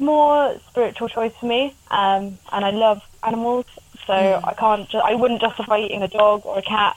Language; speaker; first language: English; native; English